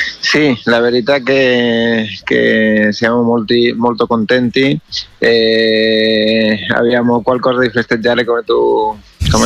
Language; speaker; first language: Italian; non-native, learner; Spanish